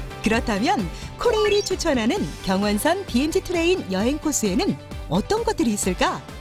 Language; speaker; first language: Korean; native; Korean